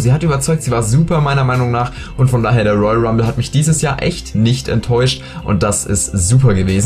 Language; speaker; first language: German; native; German